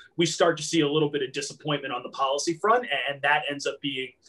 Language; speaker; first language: English; native; English